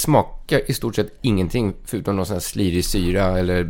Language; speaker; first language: Swedish; native; Swedish